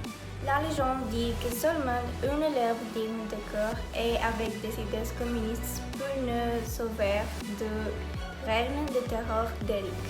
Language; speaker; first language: French; non-native, learner; Spanish